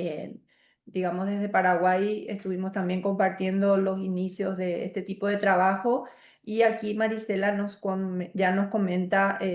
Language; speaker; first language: Spanish; native; Spanish